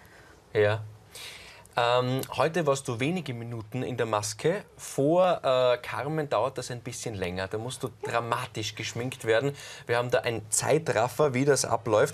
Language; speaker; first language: German; native; German